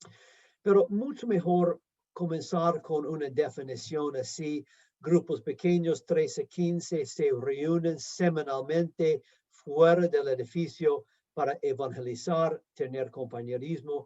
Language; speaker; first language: Spanish; non-native, fluent; English